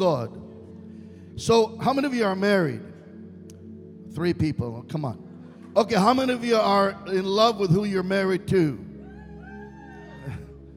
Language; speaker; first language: English; non-native, fluent; Hebrew